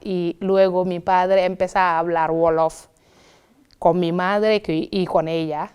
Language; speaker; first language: Spanish; non-native, fluent; Wolof